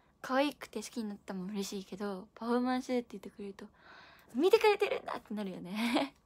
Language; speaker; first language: Japanese; native; Japanese